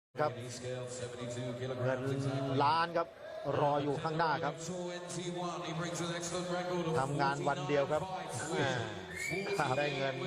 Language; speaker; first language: Thai; native; Thai